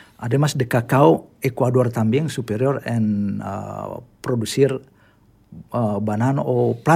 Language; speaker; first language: Spanish; non-native, learner; Indonesian